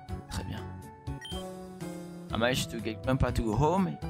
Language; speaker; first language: English; non-native, learner; French